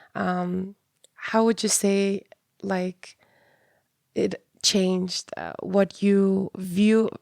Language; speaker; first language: English; non-native, fluent; Mongolian